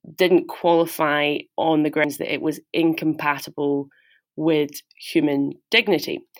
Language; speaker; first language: English; native; English